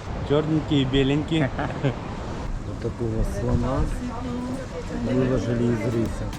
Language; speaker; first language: Russian; native; Russian